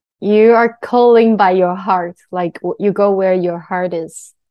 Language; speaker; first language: English; non-native, learner; Chinese